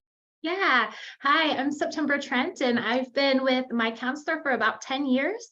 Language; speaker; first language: English; native; English